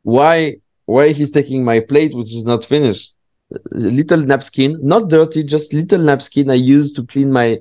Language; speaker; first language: English; non-native, fluent; French